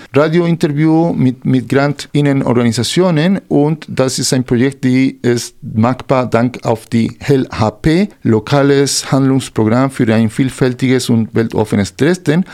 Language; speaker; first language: German; non-native, fluent; Spanish